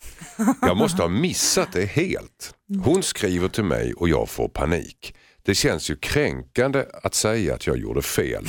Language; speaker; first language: Swedish; native; Swedish